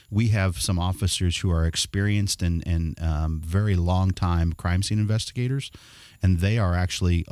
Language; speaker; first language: English; native; English